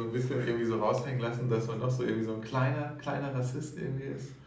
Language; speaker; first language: German; native; German